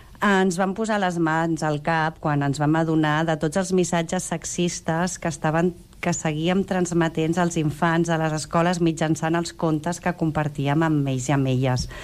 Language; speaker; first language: Catalan; native; Catalan